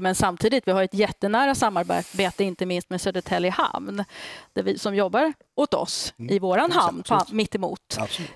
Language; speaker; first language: Swedish; native; Swedish